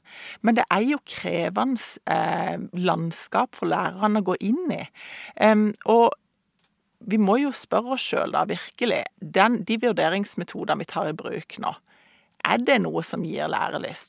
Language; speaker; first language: Norwegian; native; Norwegian